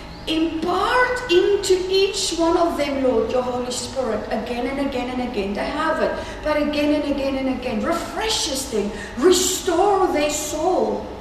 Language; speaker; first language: English; non-native, local second language; Afrikaans